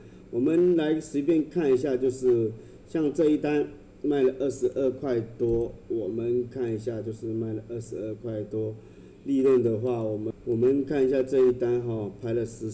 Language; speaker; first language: Chinese; native; Chinese